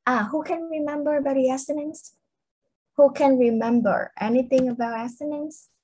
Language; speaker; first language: English; non-native, fluent; Vietnamese